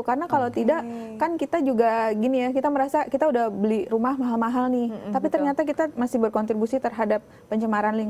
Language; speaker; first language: Indonesian; native; Indonesian